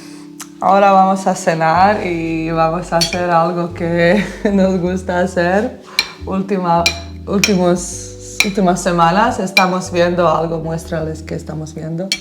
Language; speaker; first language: Spanish; non-native, learner; Bosnian